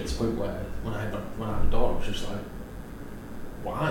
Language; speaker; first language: English; native; English